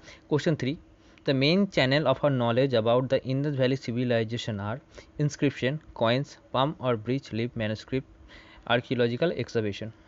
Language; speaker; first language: English; non-native, local second language; Bangla